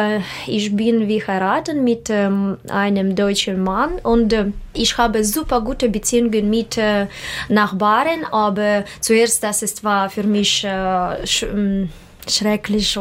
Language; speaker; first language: German; non-native, learner; Russian